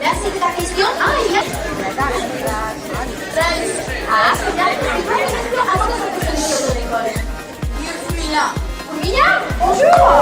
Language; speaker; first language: French; non-native, fluent; Spanish